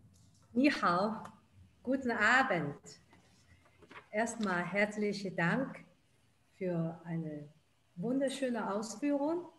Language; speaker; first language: German; non-native, fluent; Chinese